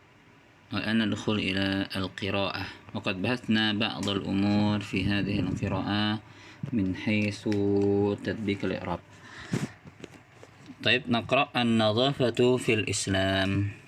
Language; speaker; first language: Arabic; non-native, fluent; Indonesian